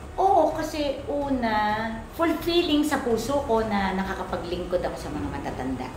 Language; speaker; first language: Filipino; native; Filipino